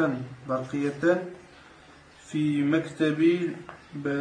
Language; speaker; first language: Arabic; non-native, learner; French